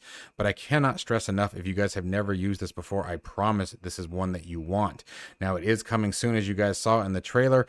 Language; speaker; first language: English; native; English